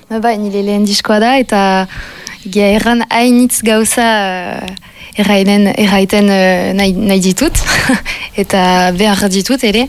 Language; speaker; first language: Basque; non-native, local second language; French